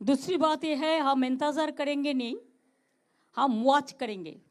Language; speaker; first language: Hindi; non-native, local second language; Bangla